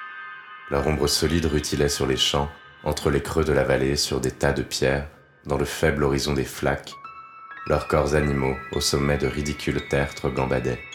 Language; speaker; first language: French; native; French